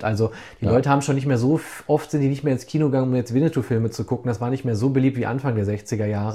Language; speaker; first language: German; native; German